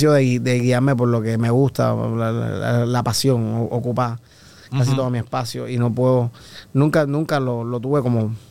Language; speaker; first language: Spanish; native; Spanish